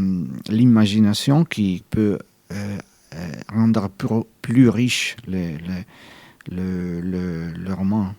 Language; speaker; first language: French; non-native, fluent; Italian